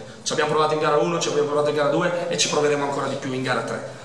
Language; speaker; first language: Italian; native; Italian